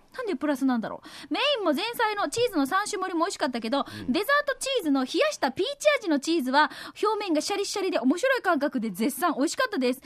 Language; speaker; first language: Japanese; native; Japanese